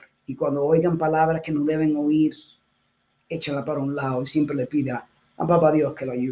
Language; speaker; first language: Spanish; early bilingual, heritage; Spanish